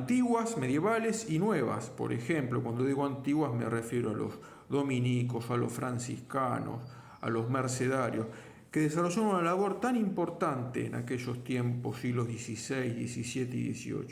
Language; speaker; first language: Spanish; native; Spanish